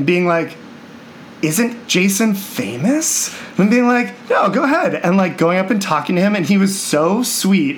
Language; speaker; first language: English; native; English